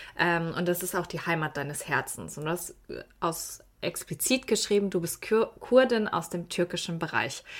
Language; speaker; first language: German; early bilingual, other home language; Persian